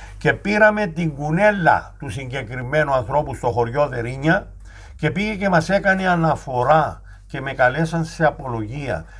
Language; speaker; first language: Greek; native; Greek